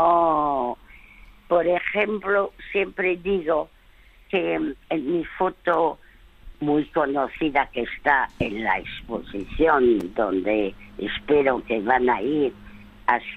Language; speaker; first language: Spanish; early bilingual, other home language; French